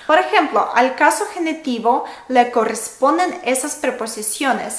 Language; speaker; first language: Spanish; non-native, fluent; Russian